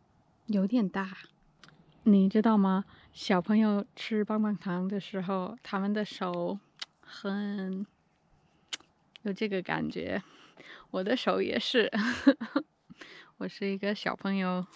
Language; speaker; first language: Chinese; non-native, fluent; English